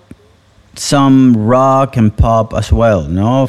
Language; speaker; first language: English; non-native, fluent; Spanish